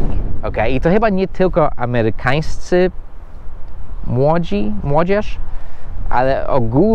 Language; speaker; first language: Polish; non-native, fluent; English